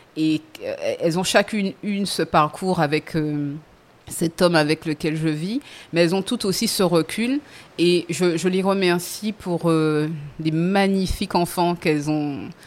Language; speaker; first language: French; native; French